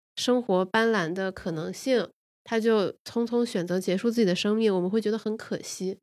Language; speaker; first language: Chinese; native; Chinese